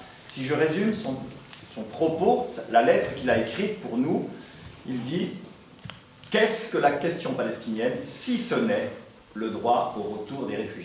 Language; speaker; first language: French; native; French